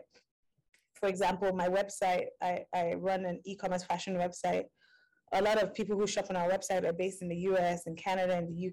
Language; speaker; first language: English; non-native, local second language; Igbo